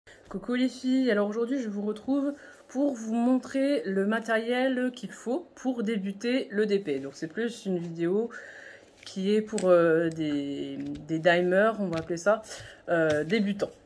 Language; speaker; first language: French; native; French